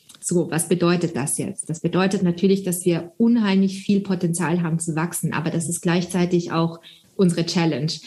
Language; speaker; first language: German; early bilingual, other home language; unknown